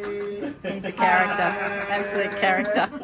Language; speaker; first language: English; native; English